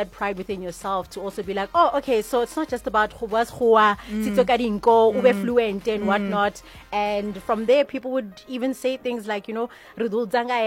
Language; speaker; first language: English; non-native, local second language; Venda